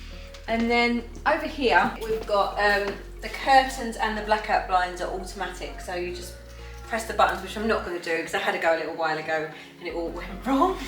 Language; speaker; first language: English; native; English